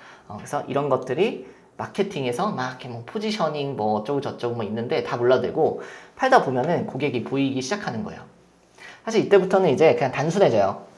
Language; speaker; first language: Korean; native; Korean